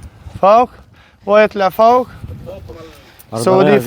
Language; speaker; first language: Arabic; non-native, learner; Tajik